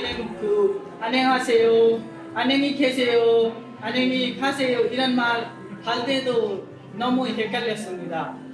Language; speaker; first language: Korean; non-native, learner; Nepali